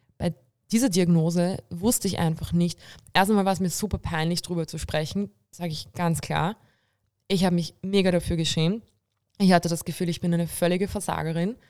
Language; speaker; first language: German; early bilingual, other home language; Bulgarian